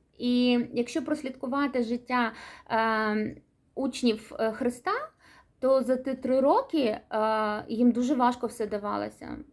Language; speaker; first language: Ukrainian; non-native, local second language; Russian